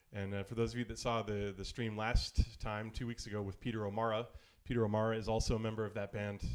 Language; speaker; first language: English; native; English